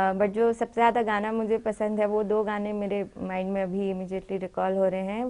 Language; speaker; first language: Hindi; native; Hindi